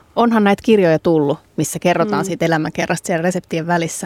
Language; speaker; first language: Finnish; non-native, fluent; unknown